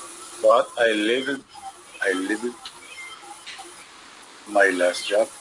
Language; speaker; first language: English; non-native, learner; Spanish